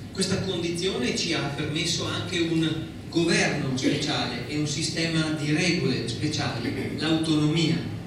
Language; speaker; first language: Italian; native; Italian